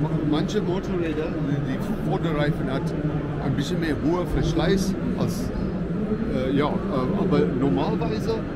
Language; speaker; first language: German; non-native, learner; English